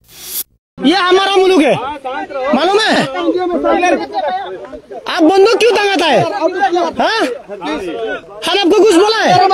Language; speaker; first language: Hindi; non-native, learner; Bangla